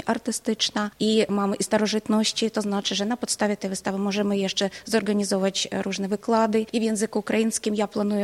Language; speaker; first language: Polish; non-native, fluent; Ukrainian